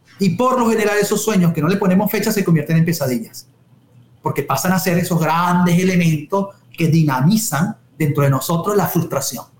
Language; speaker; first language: Spanish; native; Spanish